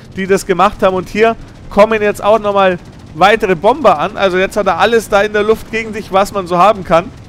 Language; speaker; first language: German; native; German